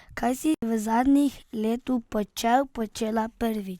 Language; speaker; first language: Slovenian; early bilingual, other home language; Arabic